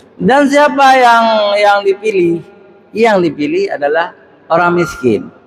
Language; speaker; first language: Malay; non-native, local second language; Achinese